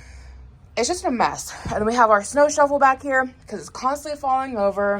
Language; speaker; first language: English; native; English